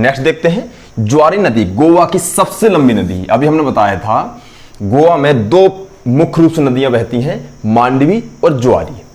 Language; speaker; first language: Hindi; native; Hindi